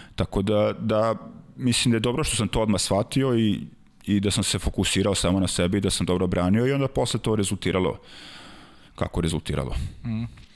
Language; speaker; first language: Serbian; native; Serbian